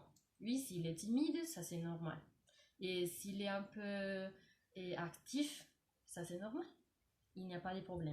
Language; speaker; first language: French; non-native, learner; Spanish